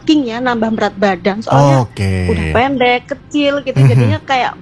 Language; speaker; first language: Indonesian; native; Indonesian